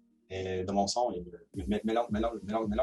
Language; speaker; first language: French; non-native, learner; Russian